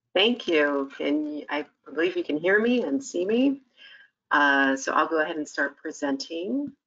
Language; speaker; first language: English; native; English